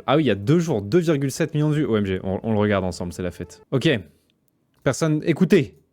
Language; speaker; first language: French; native; French